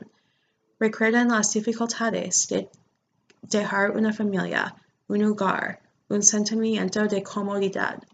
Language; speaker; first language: Spanish; non-native, fluent; English